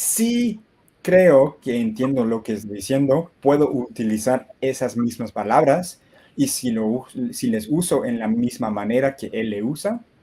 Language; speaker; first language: Spanish; non-native, fluent; English